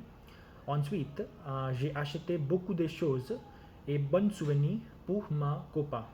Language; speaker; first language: French; non-native, learner; Gujarati